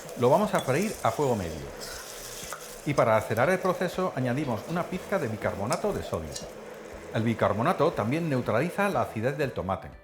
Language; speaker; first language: Spanish; non-native, fluent; Dutch